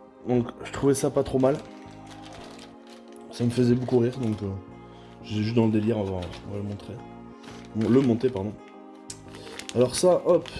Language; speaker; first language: French; native; French